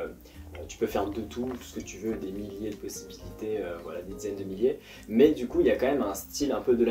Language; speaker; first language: French; native; French